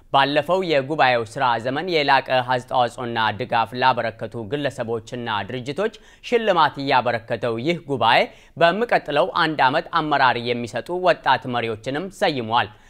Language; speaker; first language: Amharic; non-native, local second language; Oromo